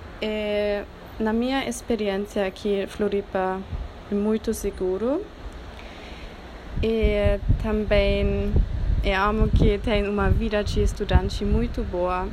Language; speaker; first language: Portuguese; non-native, fluent; German